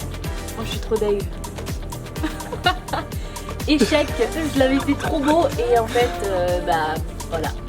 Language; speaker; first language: French; native; French